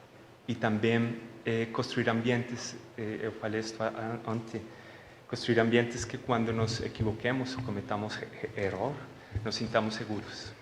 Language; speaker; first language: Portuguese; non-native, learner; Spanish